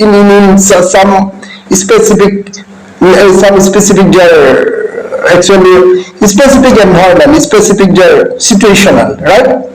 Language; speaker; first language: English; non-native, learner; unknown